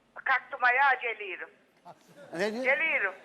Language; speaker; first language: Turkish; native; Turkish